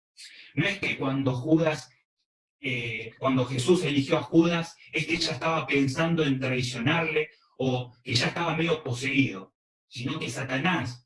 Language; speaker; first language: Spanish; early bilingual, other home language; Korean